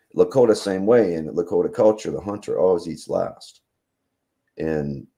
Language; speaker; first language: English; native; English